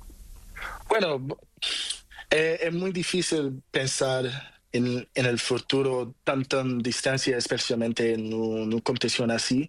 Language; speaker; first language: Spanish; non-native, learner; Portuguese